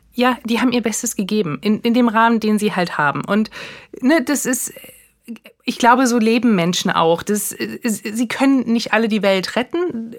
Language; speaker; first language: German; native; German